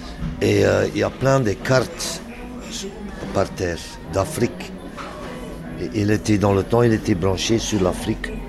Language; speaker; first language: French; non-native, local second language; Dutch